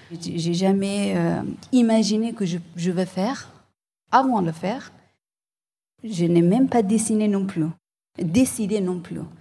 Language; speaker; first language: French; non-native, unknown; Persian